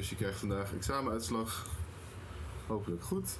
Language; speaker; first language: Dutch; native; Dutch